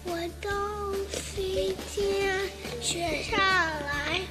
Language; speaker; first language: Chinese; non-native, learner; English